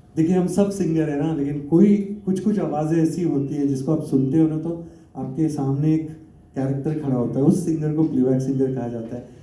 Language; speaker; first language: Hindi; non-native, local second language; Gujarati